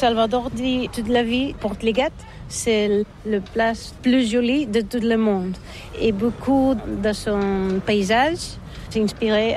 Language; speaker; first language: French; non-native, learner; Catalan